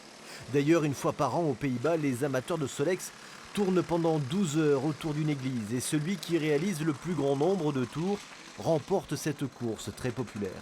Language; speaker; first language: French; native; French